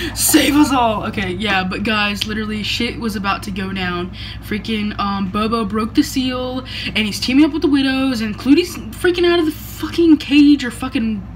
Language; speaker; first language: English; native; English